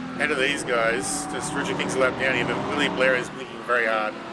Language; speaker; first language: English; native; English